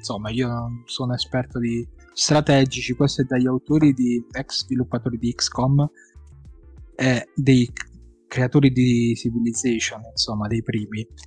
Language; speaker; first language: Italian; native; Italian